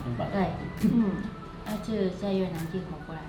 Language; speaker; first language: Chinese; non-native, learner; Vietnamese